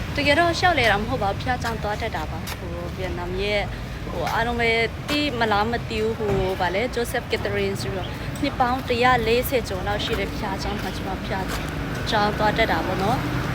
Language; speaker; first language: Burmese; non-native, local second language; Hakha Chin